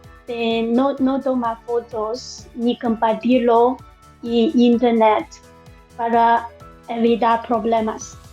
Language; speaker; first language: Spanish; non-native, learner; Chinese